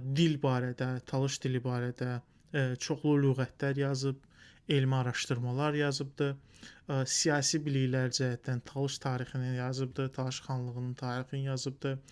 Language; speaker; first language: Azerbaijani; non-native, local second language; Talysh